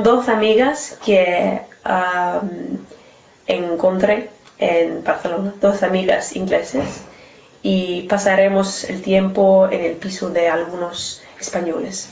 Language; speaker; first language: Spanish; non-native, learner; English